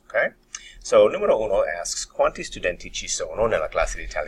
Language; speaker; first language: Italian; non-native, fluent; English